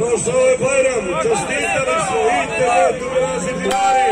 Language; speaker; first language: Bosnian; native; Bosnian